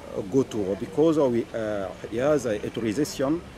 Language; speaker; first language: English; non-native, learner; Bambara